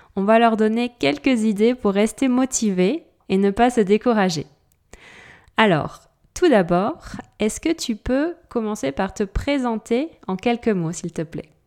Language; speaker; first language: French; native; French